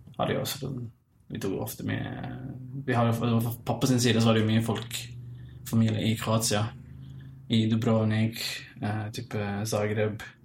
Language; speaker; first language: Norwegian; early bilingual, other home language; Bosnian